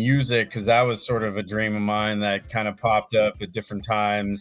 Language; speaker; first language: English; native; English